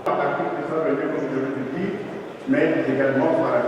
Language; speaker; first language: French; native; French